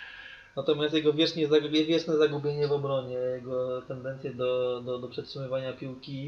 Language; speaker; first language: Polish; native; Polish